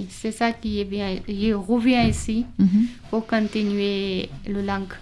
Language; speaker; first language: French; non-native, learner; Urdu